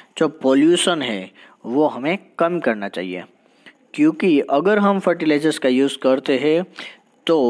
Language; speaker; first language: Hindi; non-native, local second language; Gujarati